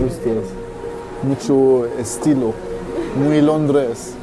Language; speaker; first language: Spanish; non-native, learner; German